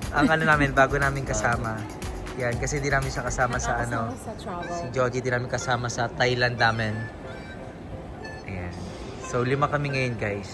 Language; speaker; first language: Filipino; non-native, local second language; Cebuano